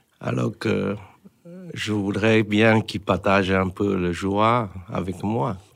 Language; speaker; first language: French; non-native, fluent; Chinese